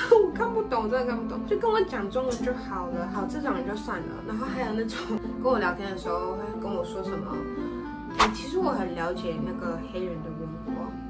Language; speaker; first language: Chinese; native; Chinese